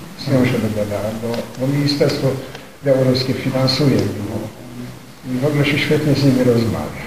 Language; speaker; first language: Polish; native; Polish